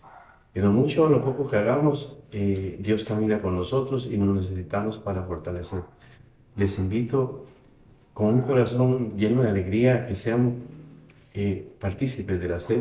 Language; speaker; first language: Spanish; native; Spanish